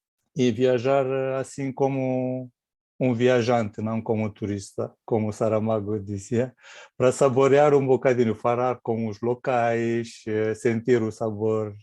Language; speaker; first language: Portuguese; non-native, fluent; Romanian